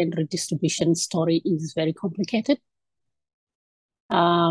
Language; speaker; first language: English; non-native, local second language; Shona